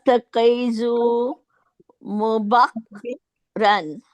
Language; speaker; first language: Arabic; non-native, learner; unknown